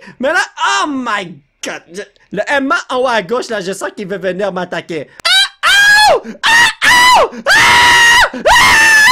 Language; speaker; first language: French; native; French